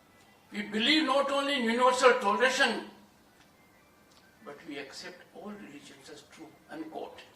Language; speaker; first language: English; non-native, local second language; Hindi